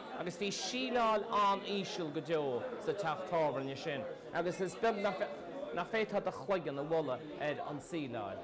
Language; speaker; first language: Irish; native; Irish